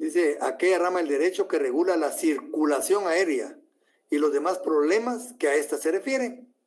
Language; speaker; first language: Spanish; native; Spanish